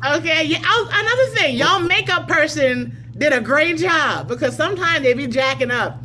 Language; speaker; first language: English; native; English